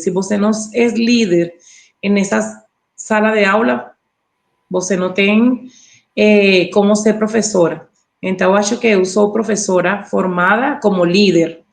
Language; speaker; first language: Portuguese; non-native, learner; Spanish